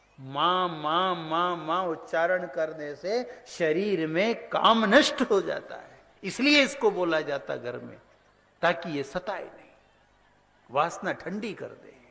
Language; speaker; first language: Hindi; native; Hindi